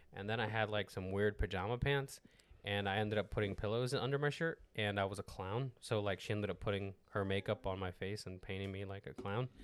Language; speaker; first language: English; non-native, fluent; Spanish